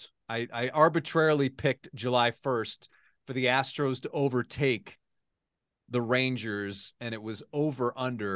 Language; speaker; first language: English; native; English